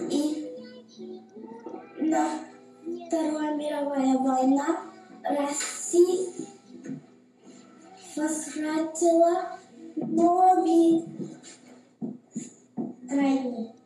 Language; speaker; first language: Russian; non-native, learner; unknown